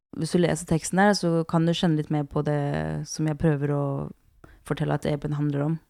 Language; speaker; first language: Norwegian; early bilingual, other home language; Kurdish